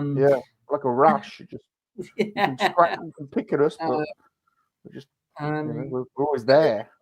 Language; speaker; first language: English; native; English